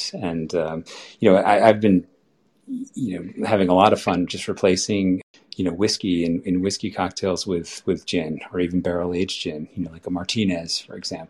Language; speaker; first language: English; native; English